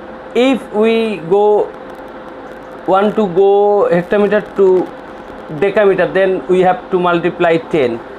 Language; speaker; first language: English; non-native, local second language; Bangla